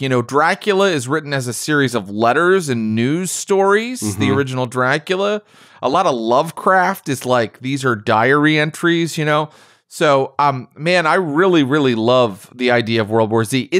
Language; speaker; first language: English; native; English